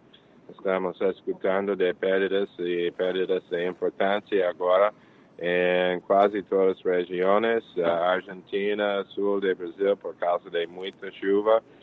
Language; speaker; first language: Portuguese; non-native, fluent; English